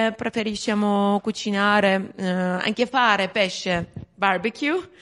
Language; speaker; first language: Italian; non-native, learner; Armenian